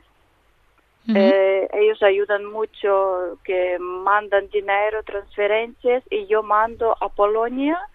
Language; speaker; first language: Spanish; non-native, learner; Ukrainian